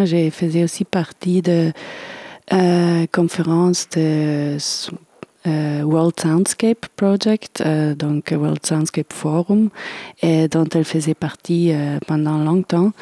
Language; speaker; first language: French; non-native, fluent; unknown